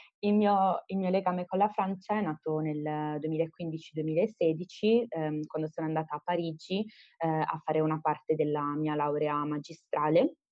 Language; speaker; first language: Italian; native; Italian